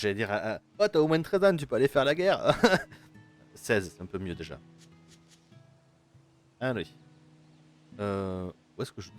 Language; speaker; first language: French; native; French